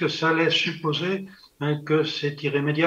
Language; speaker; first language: French; native; French